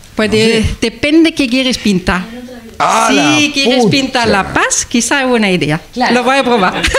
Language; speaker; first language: Spanish; non-native, learner; German